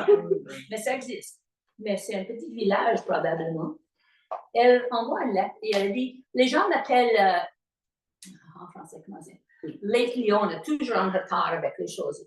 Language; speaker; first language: French; native; French